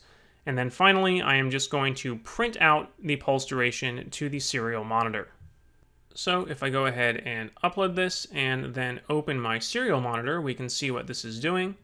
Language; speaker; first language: English; native; English